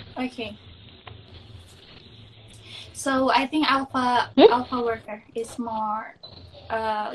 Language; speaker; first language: English; non-native, local second language; Indonesian